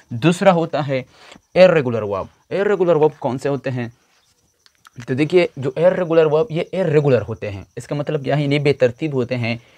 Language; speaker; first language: Urdu; non-native, local second language; Pashto